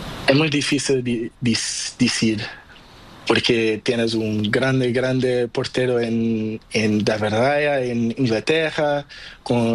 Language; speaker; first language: Spanish; non-native, learner; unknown